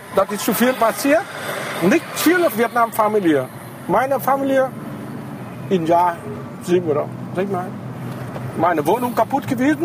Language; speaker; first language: German; non-native, learner; Vietnamese